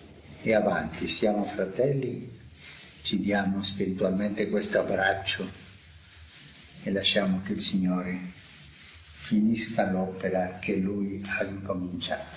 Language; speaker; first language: Italian; non-native, fluent; Spanish